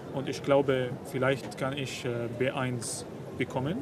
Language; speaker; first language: German; non-native, learner; Adyghe